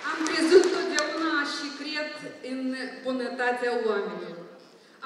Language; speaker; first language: Romanian; non-native, local second language; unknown